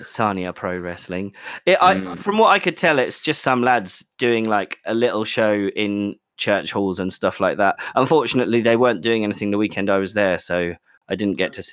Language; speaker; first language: English; native; English